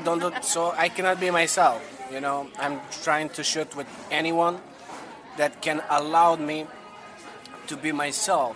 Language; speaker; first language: English; non-native, learner; Serbian